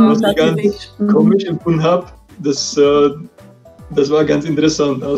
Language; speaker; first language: German; non-native, fluent; Czech